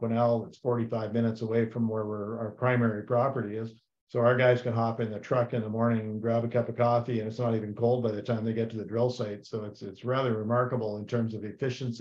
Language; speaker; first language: English; native; English